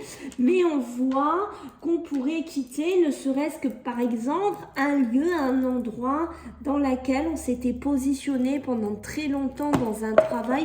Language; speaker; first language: French; native; French